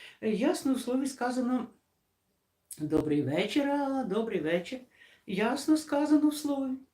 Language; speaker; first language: Ukrainian; non-native, local second language; Russian